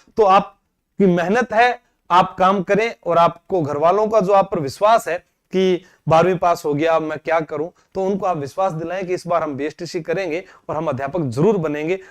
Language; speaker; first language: Hindi; native; Hindi